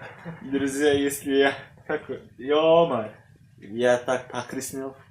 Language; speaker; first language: Russian; non-native, local second language; Kazakh